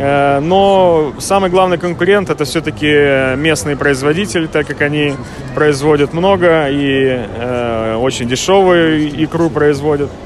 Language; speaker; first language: Russian; native; Russian